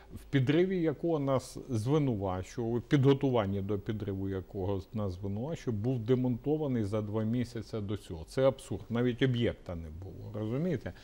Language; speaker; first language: Ukrainian; native; Ukrainian